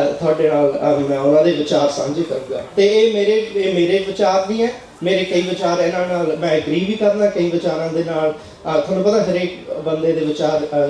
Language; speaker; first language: Punjabi; early bilingual, heritage; Punjabi